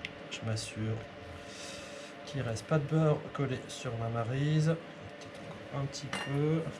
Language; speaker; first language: French; native; French